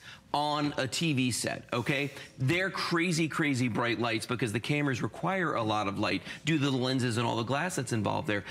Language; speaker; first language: English; native; English